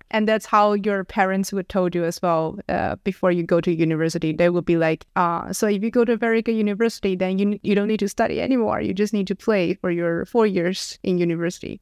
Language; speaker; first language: English; non-native, fluent; Chinese